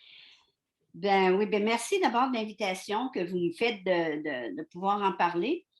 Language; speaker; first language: French; native; French